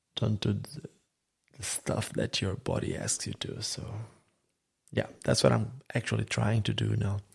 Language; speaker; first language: English; non-native, fluent; Croatian